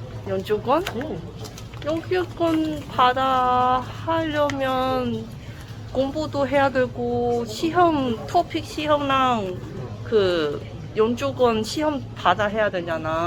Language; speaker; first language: Korean; non-native, learner; Chinese